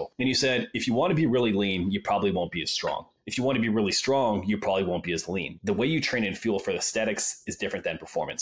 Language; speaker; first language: English; native; English